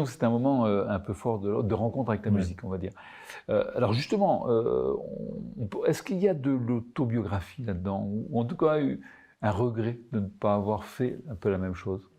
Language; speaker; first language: French; native; French